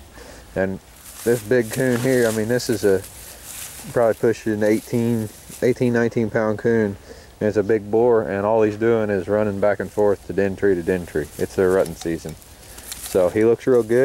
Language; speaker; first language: English; native; English